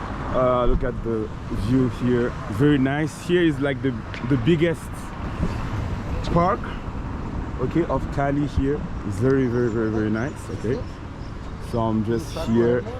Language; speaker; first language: English; non-native, fluent; French